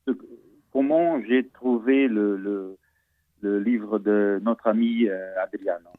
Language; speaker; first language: French; non-native, fluent; Portuguese